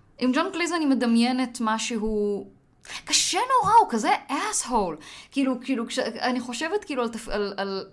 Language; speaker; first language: Hebrew; native; Hebrew